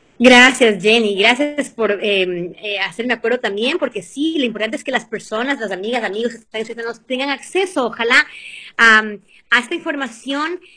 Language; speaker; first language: Spanish; early bilingual, heritage; Spanish